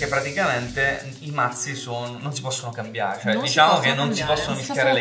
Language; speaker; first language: Italian; native; Italian